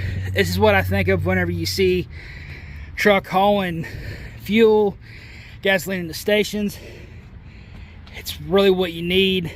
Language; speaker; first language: English; native; English